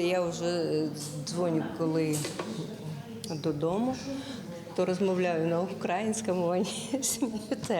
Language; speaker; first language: Ukrainian; non-native, local second language; Russian